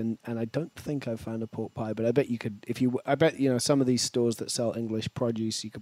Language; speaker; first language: English; native; English